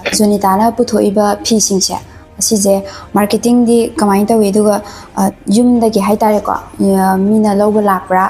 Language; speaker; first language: Manipuri; native; Manipuri